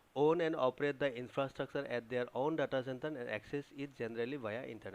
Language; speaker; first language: English; non-native, local second language; Assamese